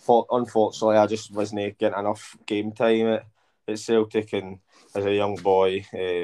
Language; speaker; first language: English; native; English